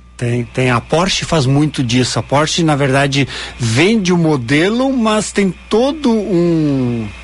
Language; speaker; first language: Portuguese; native; Portuguese